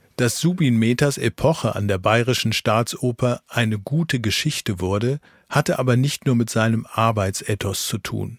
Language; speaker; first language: German; native; German